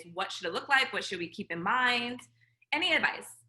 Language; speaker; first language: English; native; English